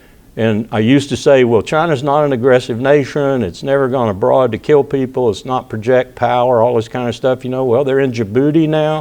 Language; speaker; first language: English; native; English